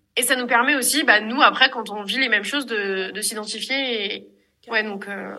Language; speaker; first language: French; native; French